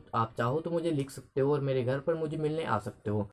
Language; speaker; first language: Hindi; native; Hindi